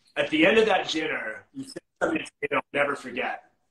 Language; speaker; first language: English; native; English